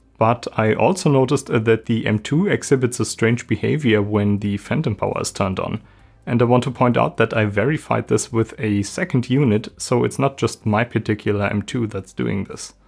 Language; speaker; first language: English; non-native, fluent; German